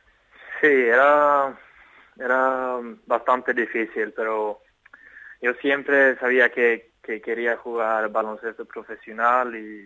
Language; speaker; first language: Spanish; non-native, fluent; Swedish